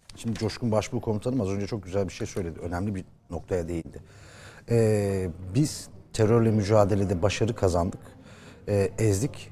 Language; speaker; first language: Turkish; native; Turkish